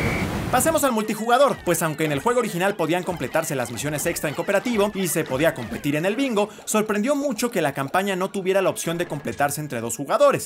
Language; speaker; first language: Spanish; native; Spanish